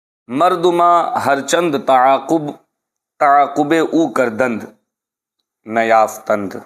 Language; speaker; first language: Persian; non-native, fluent; Urdu